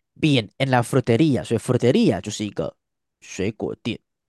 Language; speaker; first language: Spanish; non-native, fluent; Chinese